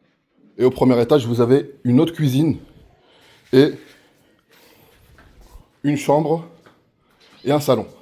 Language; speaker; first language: French; non-native, local second language; Arabic